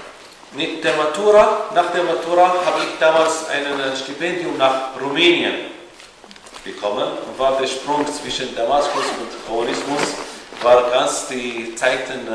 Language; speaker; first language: German; non-native, fluent; Arabic